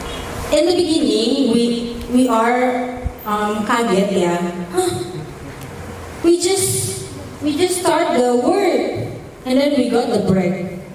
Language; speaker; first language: English; non-native, fluent; Indonesian